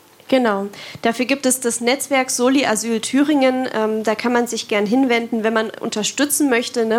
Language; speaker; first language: German; native; German